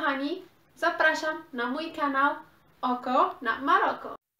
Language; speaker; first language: Polish; non-native, learner; Arabic